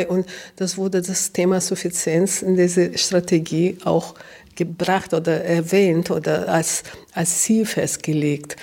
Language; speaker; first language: German; non-native, fluent; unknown